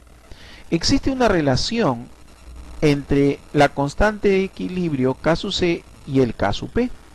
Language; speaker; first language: Spanish; native; Spanish